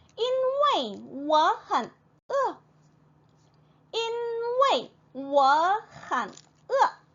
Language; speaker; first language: Chinese; non-native, fluent; Korean